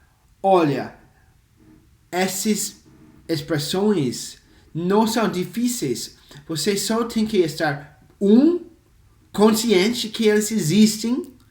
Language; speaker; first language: Portuguese; non-native, fluent; English